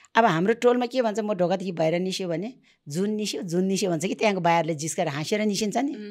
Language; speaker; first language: Nepali; non-native, local second language; Sherpa